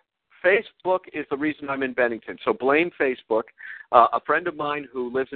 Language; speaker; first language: English; native; English